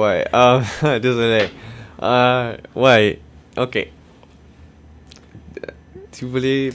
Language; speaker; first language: French; non-native, learner; English